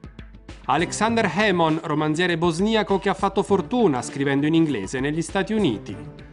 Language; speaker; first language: Italian; native; Italian